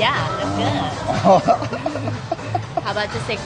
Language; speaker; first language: English; non-native, learner; Vietnamese